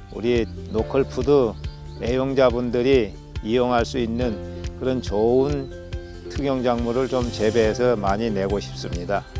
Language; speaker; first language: Korean; native; Korean